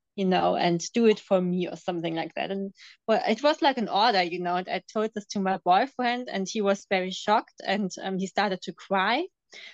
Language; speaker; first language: English; non-native, fluent; German